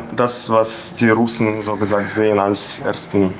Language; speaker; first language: German; non-native, fluent; Ukrainian